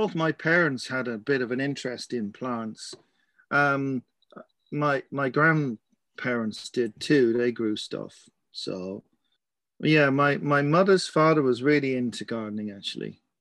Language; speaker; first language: English; native; English